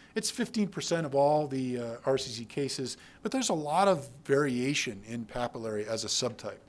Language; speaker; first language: English; native; English